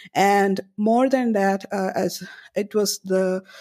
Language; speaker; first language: English; non-native, local second language; Malayalam